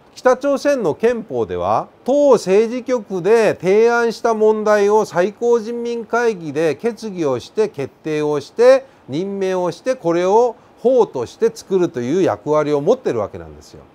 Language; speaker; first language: Japanese; native; Japanese